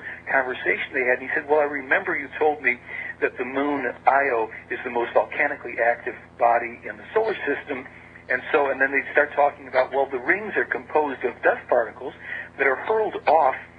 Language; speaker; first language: English; native; English